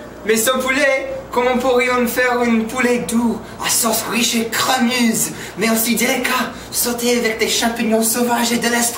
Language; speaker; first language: French; non-native, learner; English